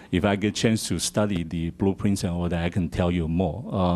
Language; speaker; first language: English; non-native, fluent; Chinese